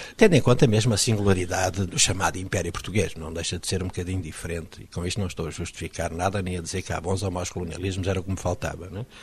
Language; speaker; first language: Portuguese; native; Portuguese